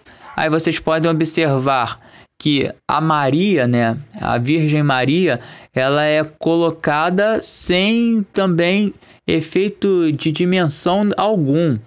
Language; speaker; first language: Portuguese; native; Portuguese